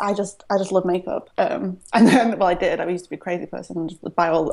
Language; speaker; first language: English; native; English